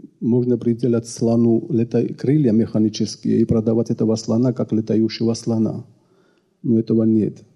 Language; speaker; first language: Russian; non-native, local second language; Georgian